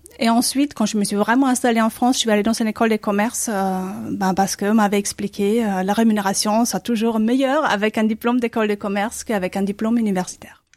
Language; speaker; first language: French; non-native, fluent; German